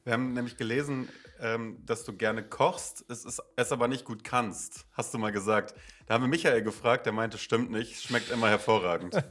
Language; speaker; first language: German; native; German